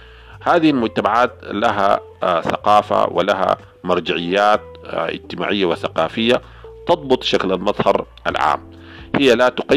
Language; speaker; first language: Arabic; native; Arabic